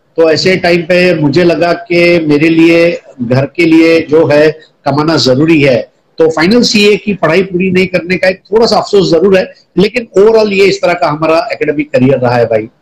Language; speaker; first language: Hindi; non-native, local second language; Gujarati